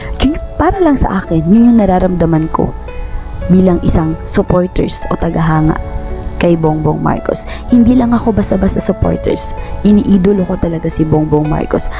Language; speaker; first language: Filipino; non-native, local second language; Bikol